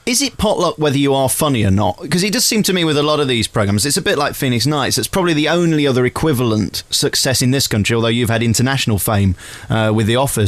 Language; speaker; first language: English; native; English